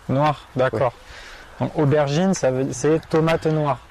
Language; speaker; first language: French; native; French